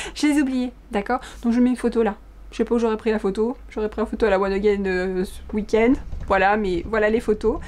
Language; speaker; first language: French; native; French